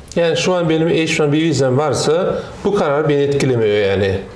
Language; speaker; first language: Turkish; non-native, fluent; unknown